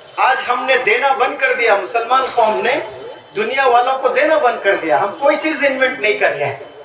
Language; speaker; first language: Urdu; native; Urdu